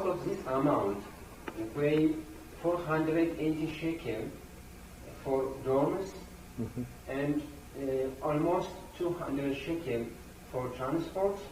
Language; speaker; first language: English; non-native, fluent; Amharic